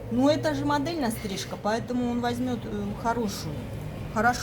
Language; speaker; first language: Russian; native; Russian